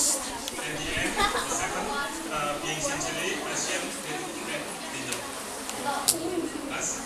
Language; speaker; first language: English; non-native, learner; Indonesian